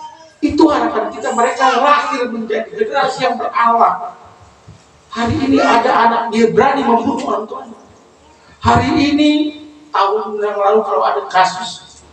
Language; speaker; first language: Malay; non-native, local second language; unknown